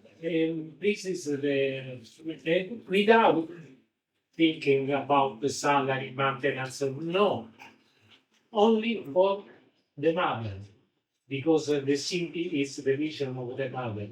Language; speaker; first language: English; non-native, learner; Italian